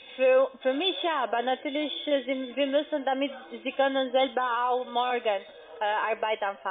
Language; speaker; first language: German; non-native, learner; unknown